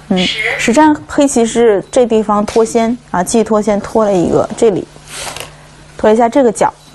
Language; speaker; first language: Chinese; native; Chinese